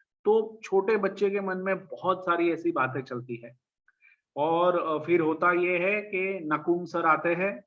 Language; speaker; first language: Hindi; native; Hindi